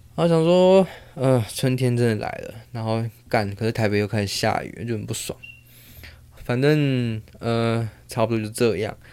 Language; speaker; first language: Chinese; non-native, local second language; Min Nan Chinese